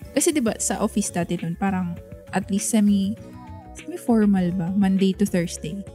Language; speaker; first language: Filipino; non-native, local second language; Bikol